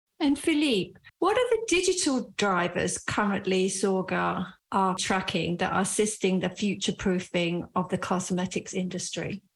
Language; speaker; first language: English; native; English